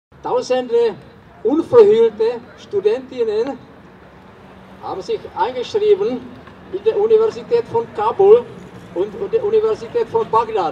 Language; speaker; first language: German; non-native, fluent; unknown